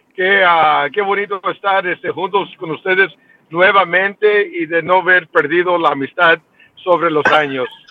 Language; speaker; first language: Spanish; early bilingual, heritage; Spanish